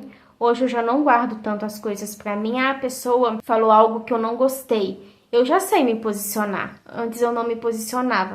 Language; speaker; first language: Portuguese; native; Portuguese